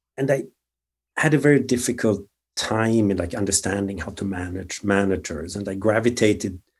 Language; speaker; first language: English; non-native, fluent; Swedish